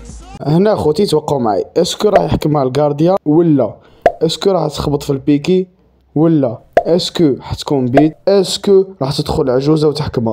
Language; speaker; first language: Arabic; native; Arabic